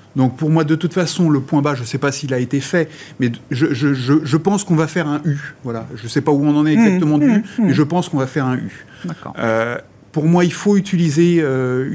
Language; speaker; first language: French; native; French